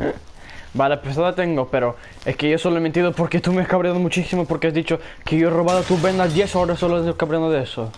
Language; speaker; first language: Spanish; non-native, learner; English